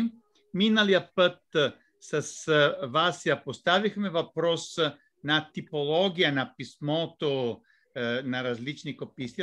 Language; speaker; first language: Bulgarian; non-native, fluent; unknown